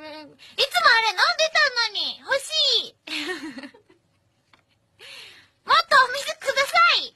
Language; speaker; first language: Japanese; native; Japanese